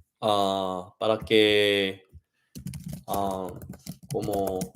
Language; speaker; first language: Spanish; non-native, learner; Korean